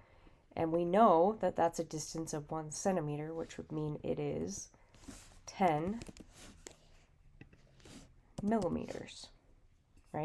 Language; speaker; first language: English; native; English